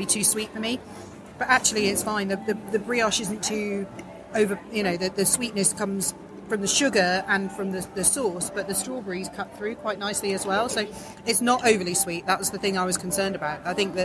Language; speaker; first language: English; native; English